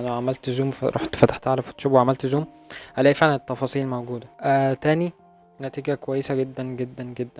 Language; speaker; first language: Arabic; native; Arabic